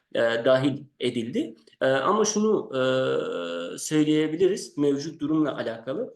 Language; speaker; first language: Turkish; non-native, fluent; Persian